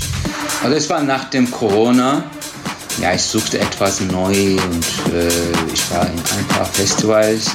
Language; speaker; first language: German; non-native, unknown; Turkish